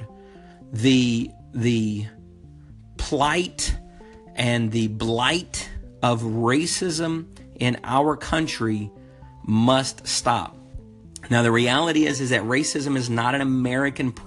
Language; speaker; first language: English; native; English